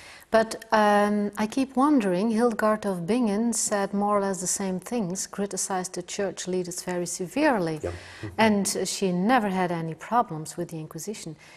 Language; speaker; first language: English; non-native, fluent; Dutch